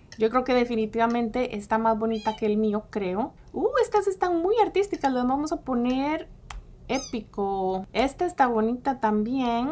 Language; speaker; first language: Spanish; early bilingual, heritage; Spanish